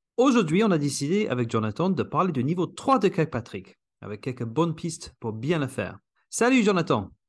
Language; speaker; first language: French; non-native, fluent; English